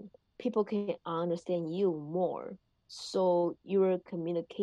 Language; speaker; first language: English; non-native, learner; Chinese